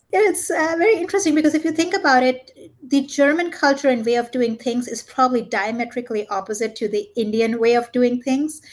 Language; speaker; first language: English; early bilingual, heritage; German